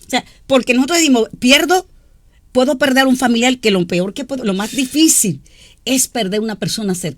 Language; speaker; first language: Spanish; native; Spanish